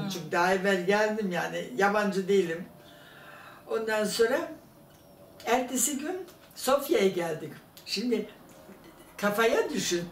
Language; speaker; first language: Turkish; non-native, fluent; German